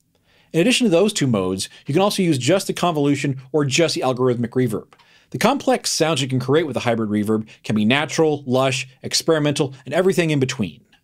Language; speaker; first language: English; native; English